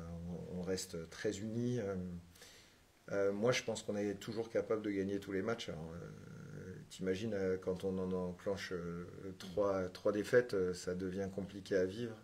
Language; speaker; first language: French; native; French